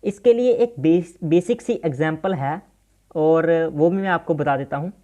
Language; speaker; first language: Hindi; non-native, local second language; Punjabi